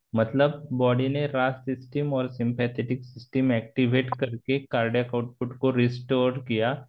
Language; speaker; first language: Hindi; non-native, local second language; Marathi